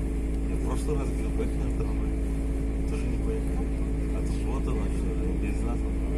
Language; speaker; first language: Russian; native; Russian